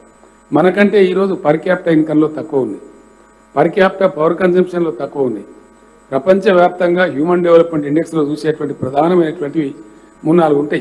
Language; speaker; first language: Telugu; native; Telugu